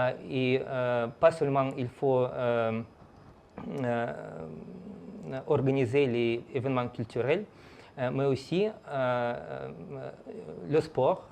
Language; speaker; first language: French; non-native, fluent; Russian